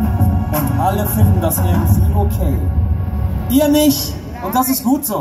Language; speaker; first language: German; native; German